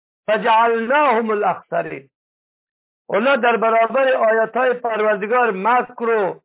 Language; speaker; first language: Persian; native; Persian